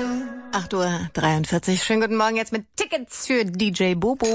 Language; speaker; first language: German; native; German